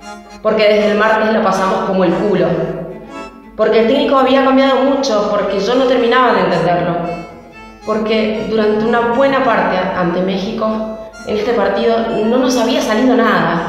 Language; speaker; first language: Spanish; native; Spanish